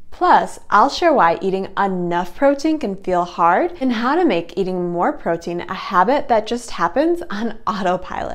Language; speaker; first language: English; native; English